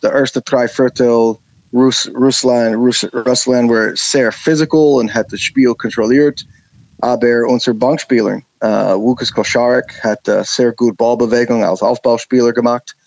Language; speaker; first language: German; non-native, learner; English